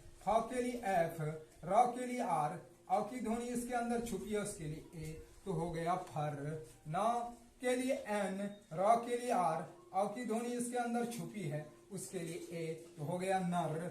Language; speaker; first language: Hindi; native; Hindi